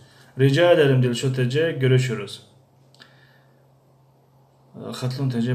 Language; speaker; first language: Turkish; non-native, fluent; Tajik